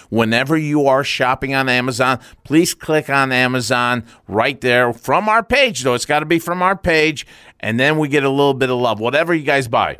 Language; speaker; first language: English; early bilingual, other home language; Armenian